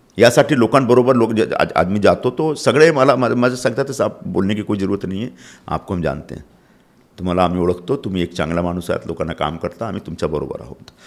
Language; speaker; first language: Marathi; non-native, local second language; Hindi